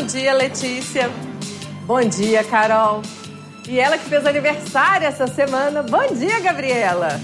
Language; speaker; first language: Portuguese; native; Portuguese